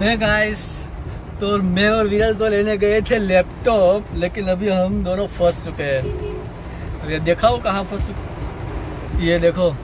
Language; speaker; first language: Hindi; non-native, local second language; Gujarati